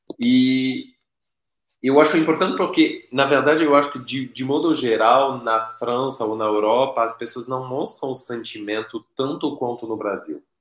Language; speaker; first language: Portuguese; non-native, fluent; French